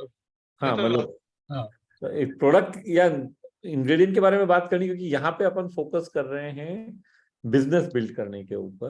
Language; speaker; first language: Hindi; native; Hindi